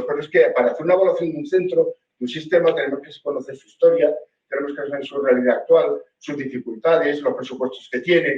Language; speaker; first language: Spanish; native; Spanish